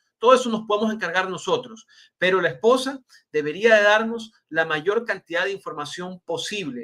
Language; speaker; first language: Spanish; native; Spanish